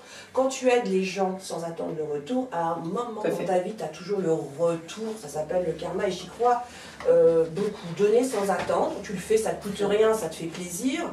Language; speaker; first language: French; native; French